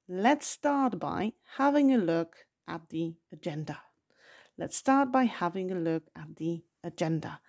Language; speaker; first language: English; non-native, fluent; Polish